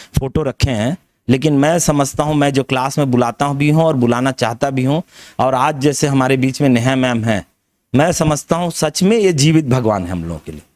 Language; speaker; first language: Hindi; native; Hindi